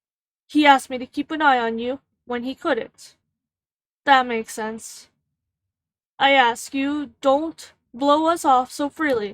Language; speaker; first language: English; native; English